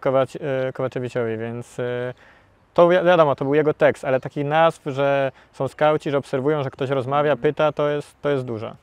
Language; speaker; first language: Polish; native; Polish